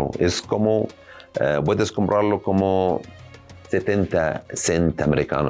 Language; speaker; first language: Spanish; non-native, learner; Arabic